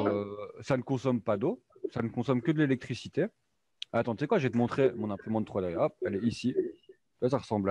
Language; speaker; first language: French; native; French